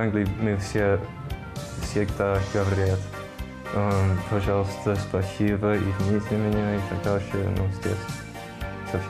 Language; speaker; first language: Russian; non-native, learner; English